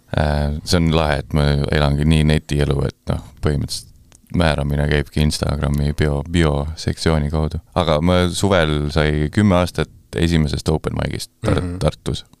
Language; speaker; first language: Estonian; native; Estonian